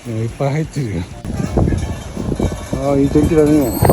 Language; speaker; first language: Japanese; native; Japanese